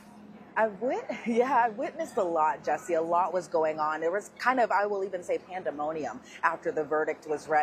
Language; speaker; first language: English; native; English